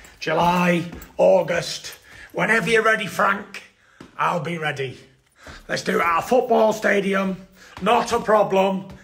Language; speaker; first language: English; native; English